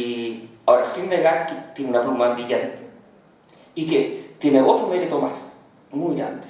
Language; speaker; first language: Spanish; native; Spanish